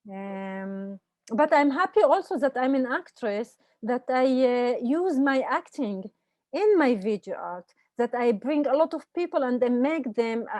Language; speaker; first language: English; non-native, fluent; Hebrew